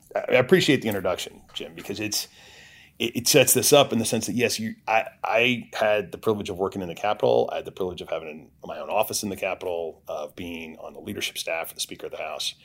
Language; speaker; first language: English; native; English